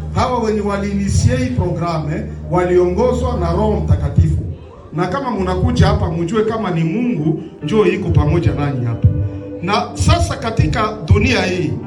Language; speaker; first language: Swahili; native; Swahili